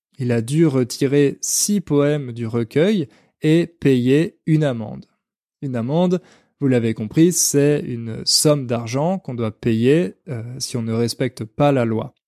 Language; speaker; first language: French; native; French